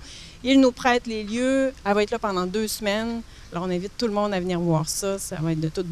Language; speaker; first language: French; native; French